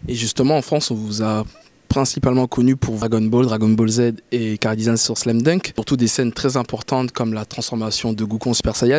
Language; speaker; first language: French; native; French